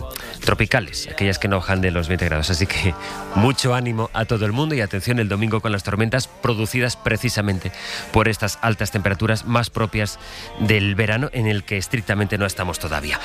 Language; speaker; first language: Spanish; native; Spanish